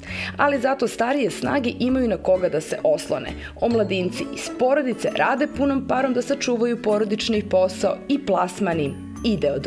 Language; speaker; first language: Serbian; native; Serbian